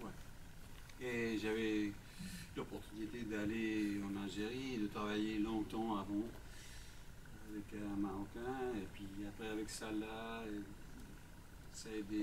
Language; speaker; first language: French; non-native, fluent; English